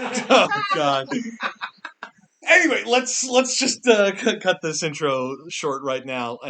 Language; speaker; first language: English; native; English